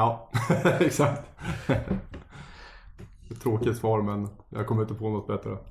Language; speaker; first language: Swedish; native; Swedish